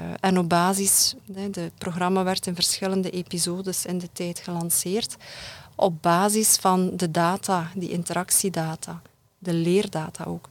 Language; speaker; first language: Dutch; native; Dutch